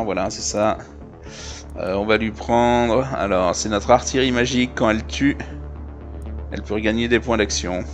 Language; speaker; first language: French; native; French